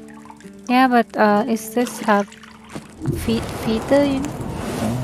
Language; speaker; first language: English; non-native, learner; Indonesian